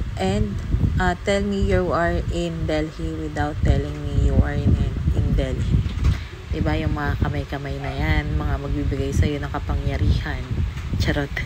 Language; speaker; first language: Filipino; native; Filipino